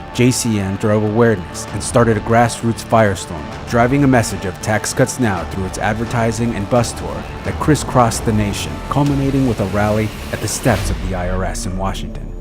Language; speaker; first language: English; native; English